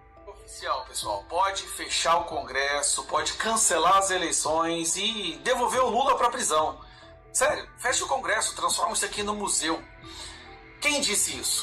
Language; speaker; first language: Portuguese; native; Portuguese